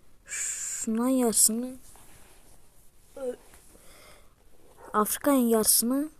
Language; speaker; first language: Turkish; early bilingual, heritage; Turkish